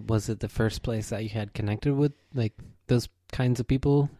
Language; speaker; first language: English; native; English